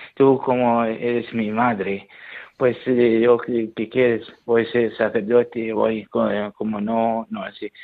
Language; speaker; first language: Spanish; non-native, learner; Arabic